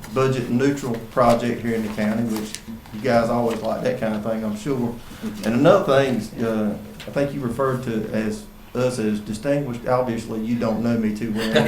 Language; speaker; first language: English; native; English